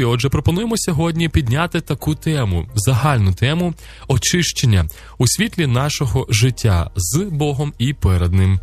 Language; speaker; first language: Ukrainian; native; Ukrainian